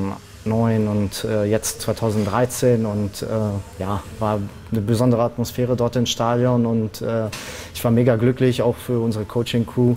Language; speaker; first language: German; native; German